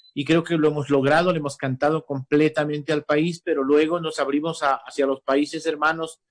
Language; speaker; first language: Spanish; native; Spanish